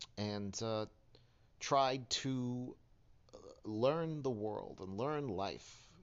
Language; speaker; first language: English; native; English